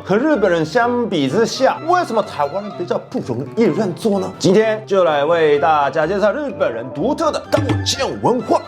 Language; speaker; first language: Chinese; non-native, fluent; Japanese